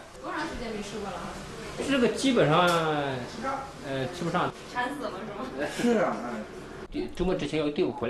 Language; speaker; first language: Chinese; native; Chinese